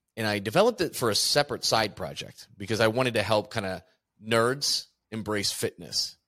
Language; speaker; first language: English; native; English